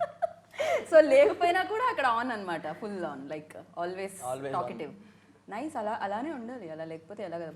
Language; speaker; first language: Telugu; native; Telugu